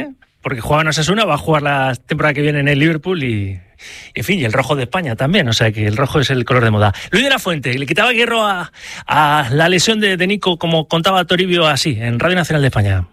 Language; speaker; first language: Spanish; native; Spanish